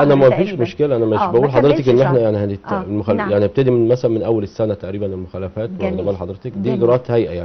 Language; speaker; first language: Arabic; native; Arabic